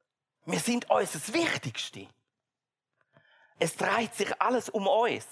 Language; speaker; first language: German; native; German